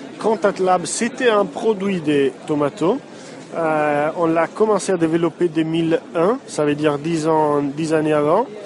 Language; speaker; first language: French; non-native, fluent; Italian